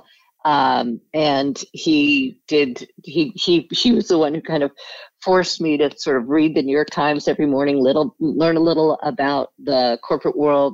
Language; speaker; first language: English; native; English